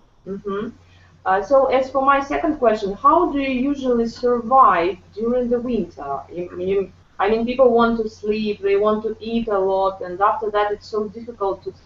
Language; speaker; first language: English; non-native, fluent; Russian